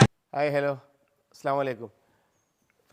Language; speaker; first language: Malayalam; native; Malayalam